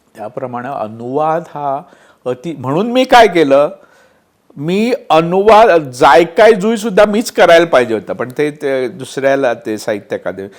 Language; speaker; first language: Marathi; non-native, local second language; Konkani